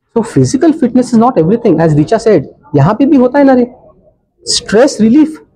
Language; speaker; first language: Hindi; non-native, local second language; Marathi